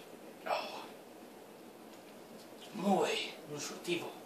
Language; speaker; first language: Spanish; non-native, learner; English